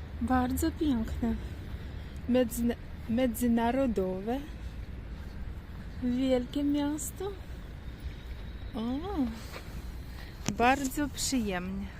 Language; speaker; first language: Polish; non-native, learner; Ukrainian